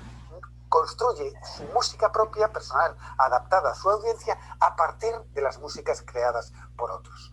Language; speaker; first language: Spanish; native; Spanish